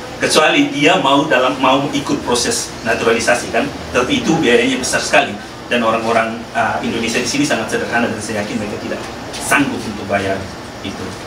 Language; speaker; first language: Indonesian; native; Indonesian